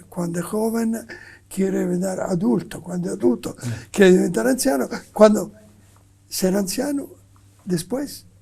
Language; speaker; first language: Spanish; non-native, fluent; Italian